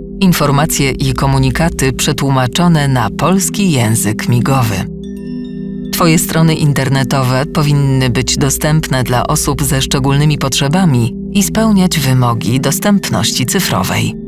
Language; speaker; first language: Polish; native; Polish